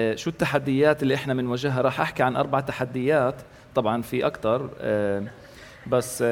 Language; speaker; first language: Arabic; native; Arabic